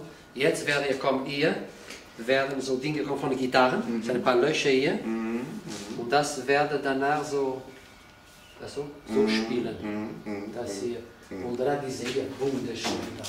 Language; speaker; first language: German; non-native, learner; Portuguese